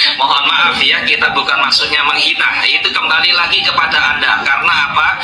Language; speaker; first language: Indonesian; native; Indonesian